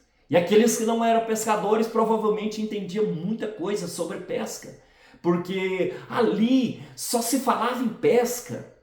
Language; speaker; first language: Portuguese; native; Portuguese